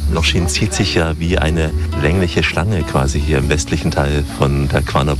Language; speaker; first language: German; native; German